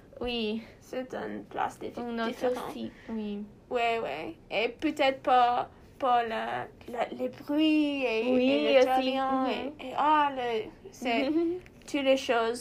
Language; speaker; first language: French; non-native, learner; English